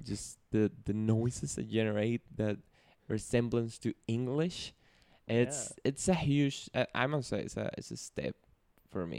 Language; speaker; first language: English; non-native, fluent; Spanish